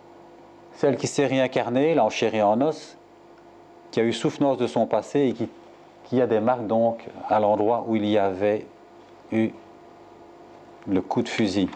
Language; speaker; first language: French; native; French